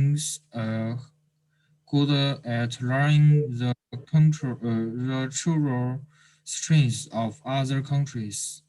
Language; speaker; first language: English; non-native, learner; Chinese